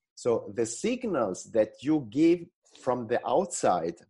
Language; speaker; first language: English; non-native, fluent; Italian